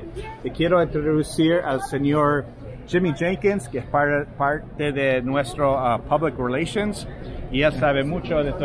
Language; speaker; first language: Spanish; non-native, fluent; English